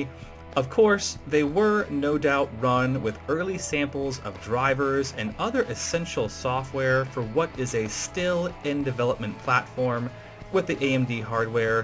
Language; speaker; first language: English; native; English